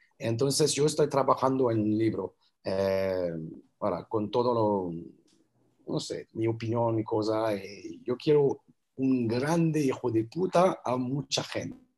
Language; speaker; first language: Spanish; non-native, learner; French